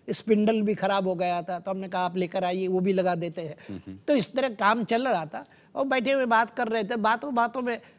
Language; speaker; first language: Hindi; non-native, local second language; Gujarati